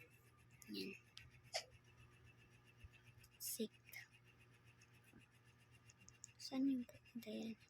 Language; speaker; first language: Filipino; non-native, local second language; Cebuano